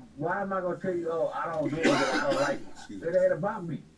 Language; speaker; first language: English; native; English